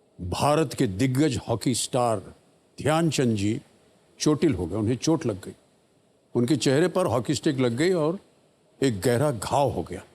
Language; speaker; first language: Hindi; native; Hindi